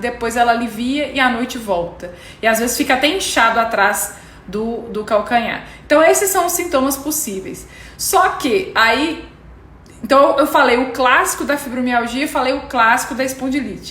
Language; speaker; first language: Portuguese; native; Portuguese